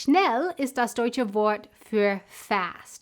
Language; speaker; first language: German; non-native, fluent; English